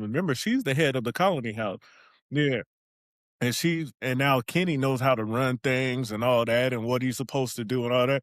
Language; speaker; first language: English; native; English